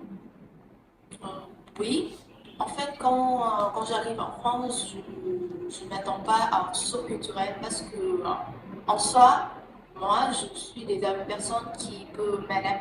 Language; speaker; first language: French; non-native, fluent; Vietnamese